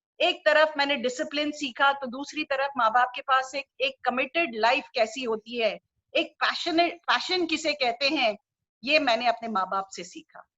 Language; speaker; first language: Hindi; non-native, local second language; Urdu